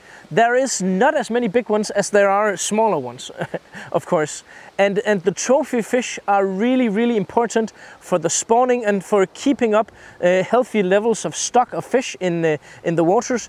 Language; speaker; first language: English; non-native, fluent; Danish